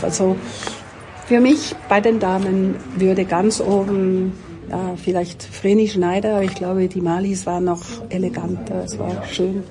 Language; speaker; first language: German; non-native, local second language; French